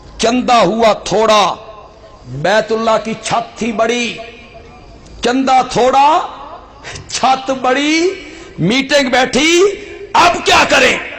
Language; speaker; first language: Urdu; non-native, local second language; Punjabi